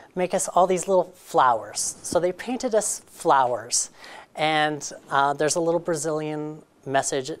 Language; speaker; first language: English; native; English